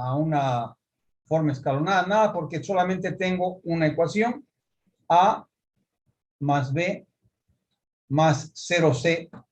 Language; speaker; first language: Spanish; native; Spanish